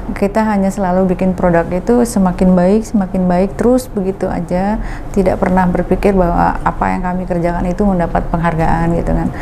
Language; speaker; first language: Indonesian; native; Indonesian